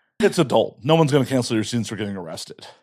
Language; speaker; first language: English; native; English